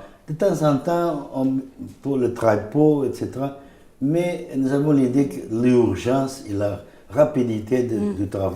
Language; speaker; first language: French; non-native, fluent; Portuguese